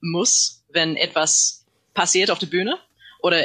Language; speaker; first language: German; non-native, learner; English